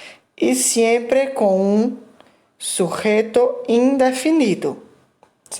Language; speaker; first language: Spanish; non-native, fluent; Portuguese